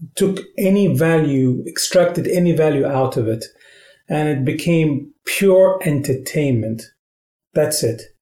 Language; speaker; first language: English; non-native, fluent; Arabic